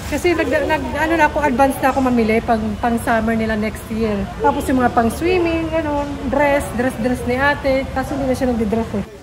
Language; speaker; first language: Filipino; native; Filipino